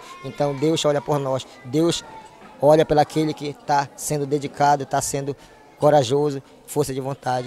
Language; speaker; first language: Portuguese; native; Portuguese